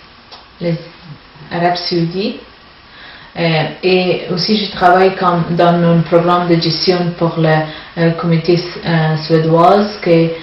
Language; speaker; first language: French; non-native, learner; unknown